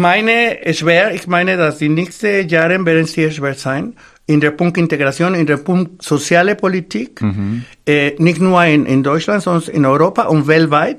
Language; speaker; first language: German; non-native, fluent; Spanish